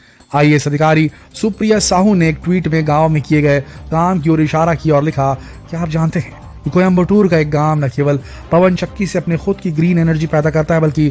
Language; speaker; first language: Hindi; native; Hindi